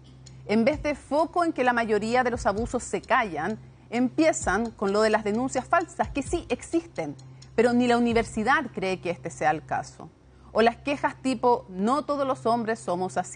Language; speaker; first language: Spanish; native; Spanish